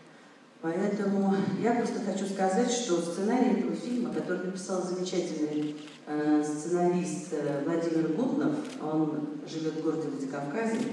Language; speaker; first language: Russian; native; Russian